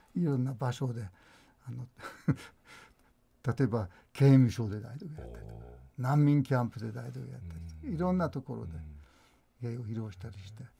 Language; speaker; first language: Japanese; non-native, fluent; Hungarian